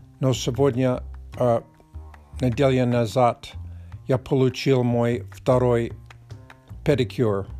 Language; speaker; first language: Russian; non-native, learner; English